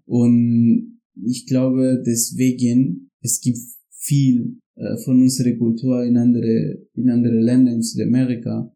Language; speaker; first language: German; non-native, learner; Spanish